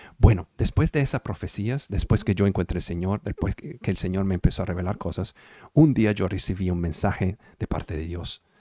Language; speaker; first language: Spanish; non-native, fluent; Italian